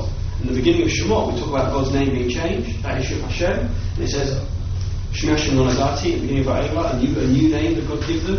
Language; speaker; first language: English; native; English